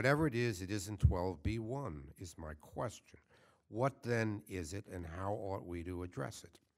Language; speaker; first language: English; native; English